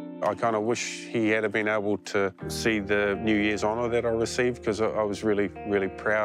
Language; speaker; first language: English; native; English